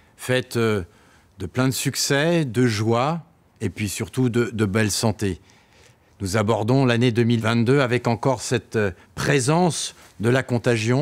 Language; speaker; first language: French; native; French